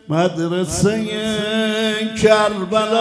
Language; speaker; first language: Persian; native; Persian